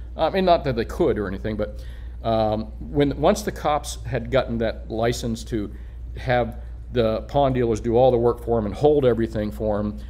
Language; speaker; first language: English; native; English